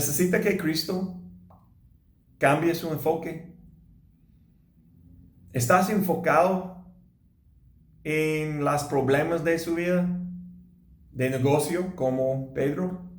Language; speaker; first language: Spanish; non-native, learner; English